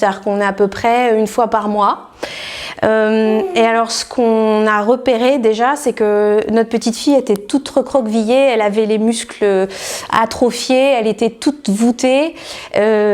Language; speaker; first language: French; native; French